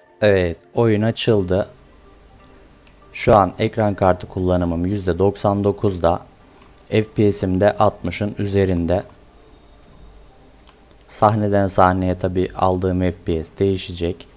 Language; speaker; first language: Turkish; native; Turkish